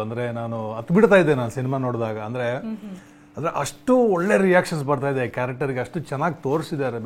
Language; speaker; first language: Kannada; non-native, local second language; Tulu